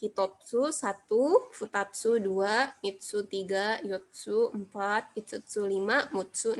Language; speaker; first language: Japanese; non-native, fluent; Indonesian